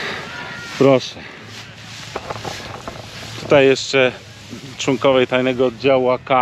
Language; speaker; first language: Polish; native; Polish